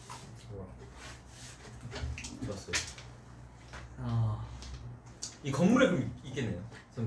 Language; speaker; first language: Korean; early bilingual, heritage; Korean